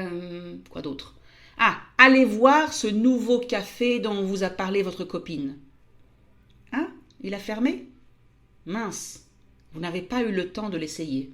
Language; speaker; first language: French; native; French